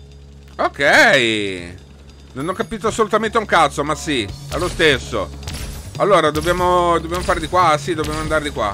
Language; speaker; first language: Italian; native; Italian